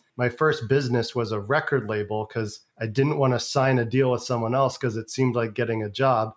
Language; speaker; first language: English; native; English